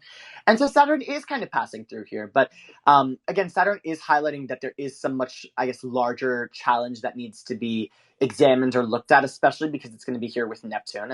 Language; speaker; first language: English; native; English